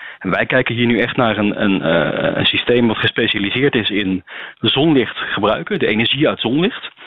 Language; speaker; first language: Dutch; native; Dutch